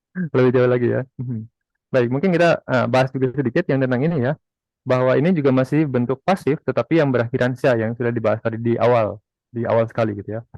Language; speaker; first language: Indonesian; native; Indonesian